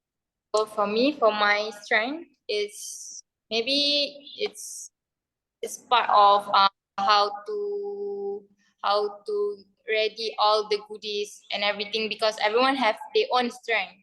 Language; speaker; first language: English; non-native, learner; Malay